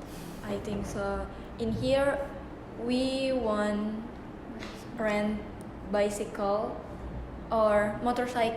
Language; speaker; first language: English; non-native, learner; Indonesian